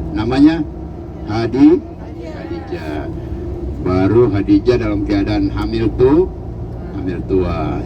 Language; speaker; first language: Indonesian; native; Indonesian